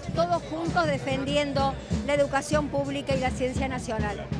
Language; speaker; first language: Spanish; native; Spanish